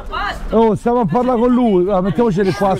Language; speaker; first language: Italian; native; Italian